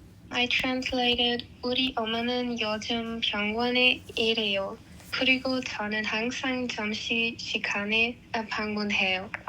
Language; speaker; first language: Korean; non-native, learner; English